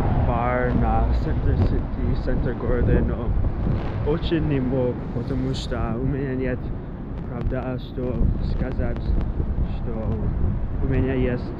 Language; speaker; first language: Russian; non-native, learner; English